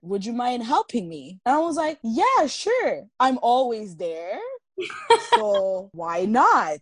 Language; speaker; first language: English; non-native, fluent; French